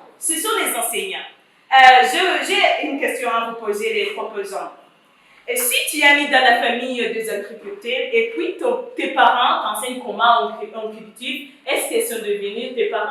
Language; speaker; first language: French; non-native, learner; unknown